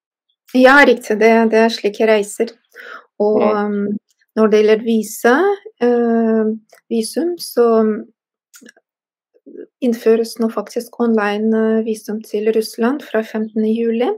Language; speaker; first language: Norwegian; non-native, fluent; Russian